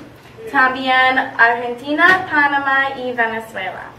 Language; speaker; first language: Spanish; non-native, learner; English